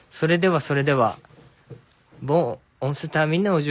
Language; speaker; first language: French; non-native, fluent; Japanese